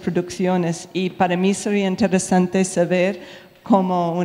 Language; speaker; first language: Spanish; non-native, fluent; English